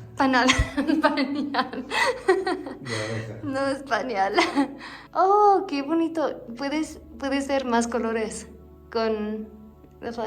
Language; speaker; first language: Spanish; non-native, fluent; English